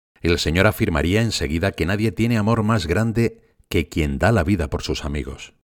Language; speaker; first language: Spanish; native; Spanish